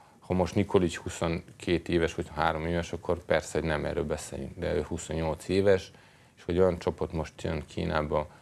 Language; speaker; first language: Hungarian; non-native, fluent; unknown